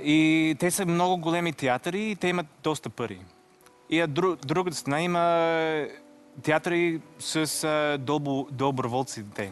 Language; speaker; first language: Bulgarian; non-native, learner; English